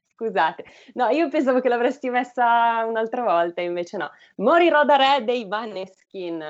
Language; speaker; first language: Italian; native; Italian